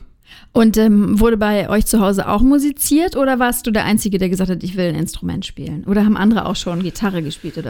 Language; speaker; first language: German; native; German